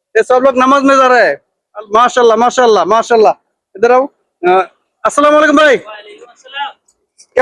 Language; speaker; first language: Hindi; non-native, learner; Bangla